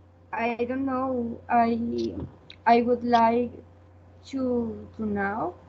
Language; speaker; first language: English; non-native, learner; Spanish